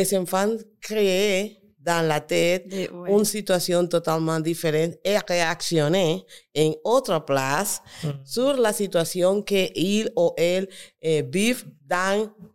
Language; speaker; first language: French; non-native, learner; Spanish